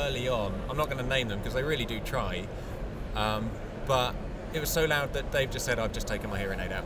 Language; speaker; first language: English; native; English